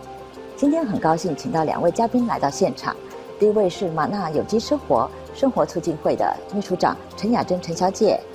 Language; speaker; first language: Chinese; native; Chinese